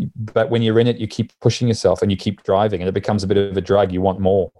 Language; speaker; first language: English; native; English